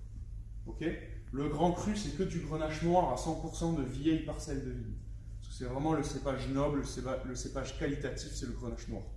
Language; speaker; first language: French; native; French